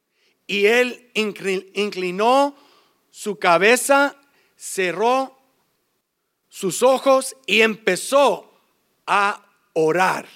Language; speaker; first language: Spanish; early bilingual, heritage; English